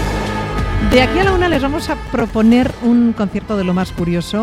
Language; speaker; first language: Spanish; native; Spanish